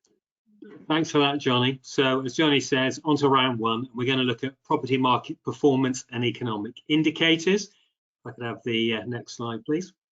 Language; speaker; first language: English; native; English